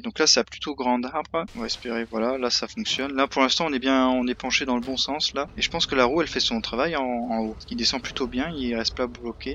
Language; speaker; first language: French; native; French